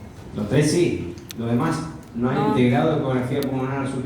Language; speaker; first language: Spanish; native; Spanish